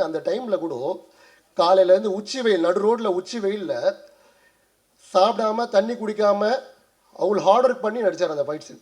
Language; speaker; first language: Tamil; native; Tamil